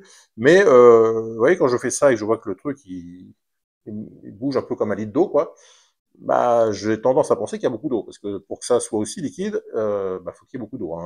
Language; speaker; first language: French; native; French